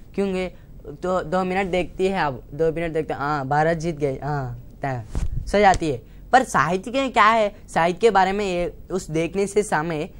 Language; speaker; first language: Hindi; non-native, local second language; Telugu